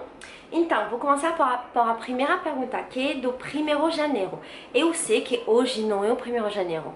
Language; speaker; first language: Portuguese; non-native, learner; French